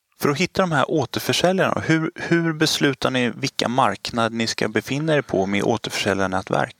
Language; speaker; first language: Swedish; native; Swedish